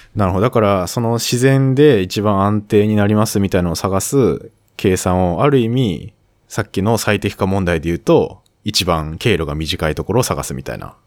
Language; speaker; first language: Japanese; native; Japanese